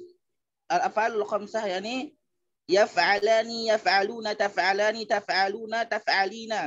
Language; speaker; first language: Arabic; non-native, learner; Indonesian